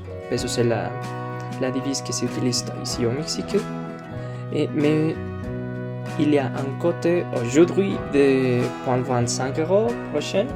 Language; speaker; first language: French; non-native, learner; Spanish